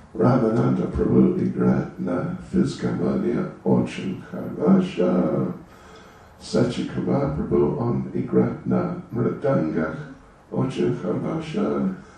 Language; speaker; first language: Russian; non-native, learner; English